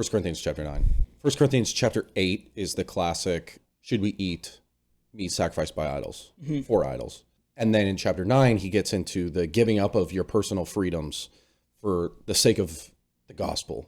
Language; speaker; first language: English; native; English